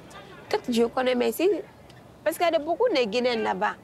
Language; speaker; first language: French; non-native, learner; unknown